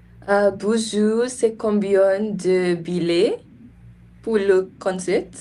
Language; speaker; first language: French; non-native, learner; English